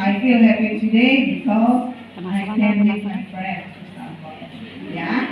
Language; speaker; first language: English; non-native, fluent; Indonesian